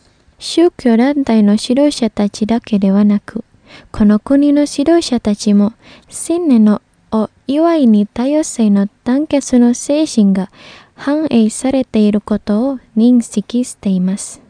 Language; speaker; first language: Japanese; non-native, fluent; Indonesian